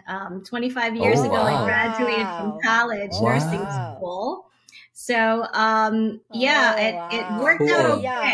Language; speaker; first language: English; non-native, local second language; Hiligaynon